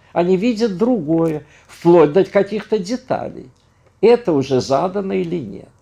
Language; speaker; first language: Russian; native; Russian